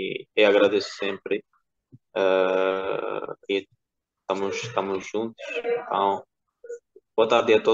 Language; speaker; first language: Portuguese; non-native, fluent; Georgian